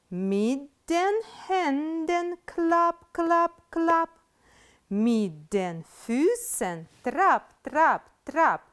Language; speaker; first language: German; non-native, fluent; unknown